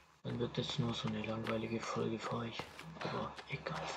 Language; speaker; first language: German; native; German